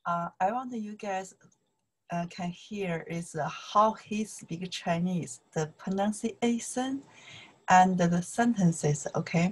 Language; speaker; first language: English; non-native, learner; Chinese